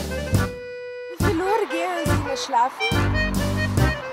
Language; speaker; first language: German; non-native, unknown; Slovenian